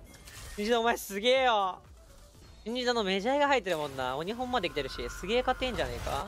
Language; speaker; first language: Japanese; native; Japanese